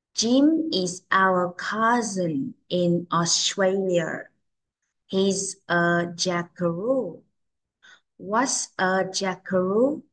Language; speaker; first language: English; non-native, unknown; Vietnamese